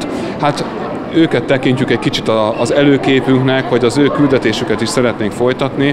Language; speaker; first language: Hungarian; native; Hungarian